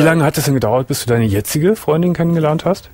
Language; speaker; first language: German; native; German